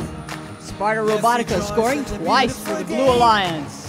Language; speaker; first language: English; native; English